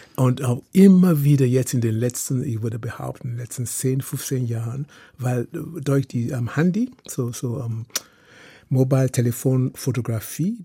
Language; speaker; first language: German; non-native, fluent; Yoruba